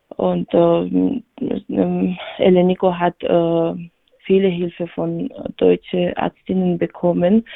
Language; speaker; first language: German; non-native, learner; Georgian